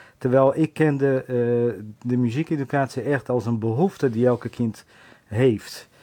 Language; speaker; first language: Dutch; non-native, fluent; Portuguese